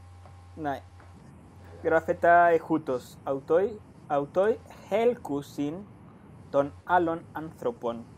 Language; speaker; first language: Greek; non-native, fluent; Spanish